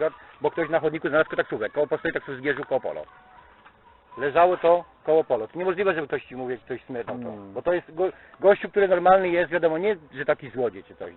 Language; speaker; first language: Polish; native; Polish